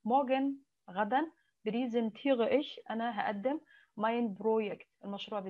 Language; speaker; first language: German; non-native, fluent; Arabic